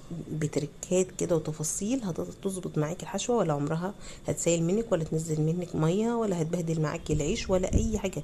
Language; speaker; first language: Arabic; native; Arabic